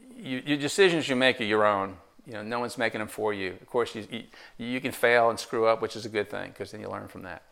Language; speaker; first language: English; native; English